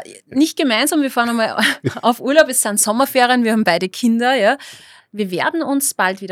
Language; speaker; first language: German; native; German